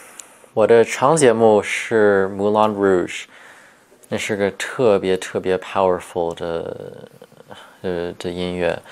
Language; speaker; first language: Chinese; early bilingual, heritage; Chinese